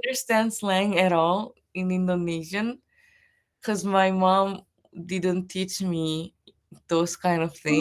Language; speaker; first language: English; non-native, fluent; Japanese